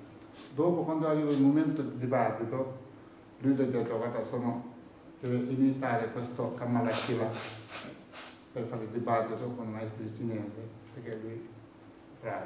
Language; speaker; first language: Italian; non-native, learner; Tibetan